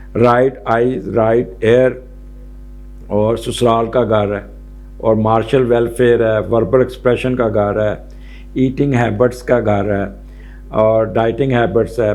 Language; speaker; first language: Urdu; non-native, local second language; Punjabi